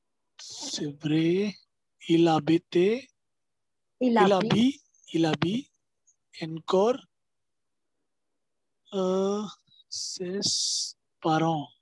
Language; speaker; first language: French; non-native, learner; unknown